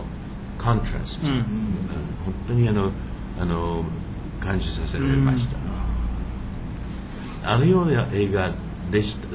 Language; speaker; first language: Japanese; early bilingual, heritage; English